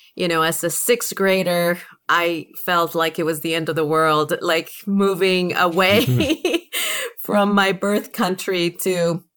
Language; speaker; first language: English; early bilingual, other home language; Spanish